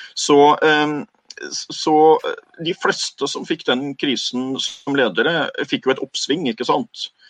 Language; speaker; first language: Norwegian; native; Norwegian